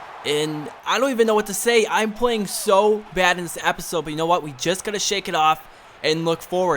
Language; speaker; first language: English; native; English